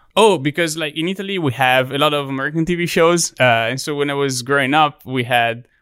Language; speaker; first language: English; non-native, fluent; Italian